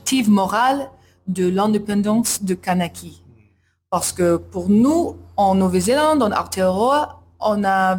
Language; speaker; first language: French; non-native, learner; English